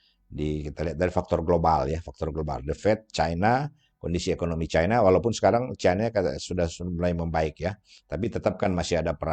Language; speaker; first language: Indonesian; native; Indonesian